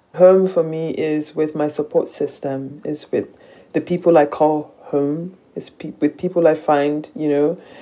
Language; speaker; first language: English; non-native, local second language; Yoruba